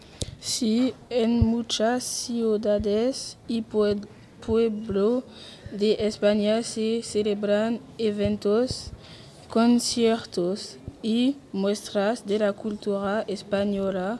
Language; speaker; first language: Spanish; non-native, learner; French